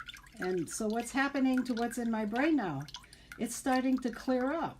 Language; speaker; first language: English; native; English